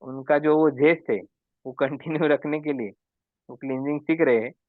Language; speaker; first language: Hindi; non-native, local second language; Marathi